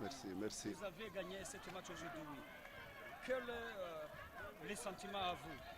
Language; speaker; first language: French; non-native, learner; Kinyarwanda